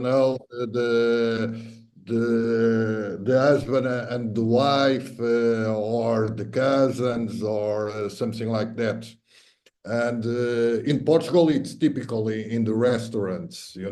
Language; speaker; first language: English; non-native, fluent; Portuguese